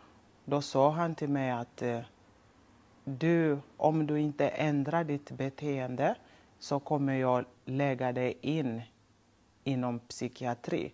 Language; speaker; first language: Swedish; non-native, local second language; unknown